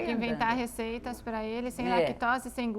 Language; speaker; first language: Portuguese; native; Portuguese